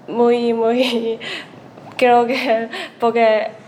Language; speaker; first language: Spanish; non-native, learner; Chinese